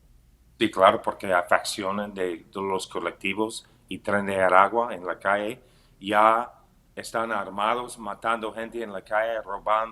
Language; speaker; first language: Spanish; non-native, fluent; English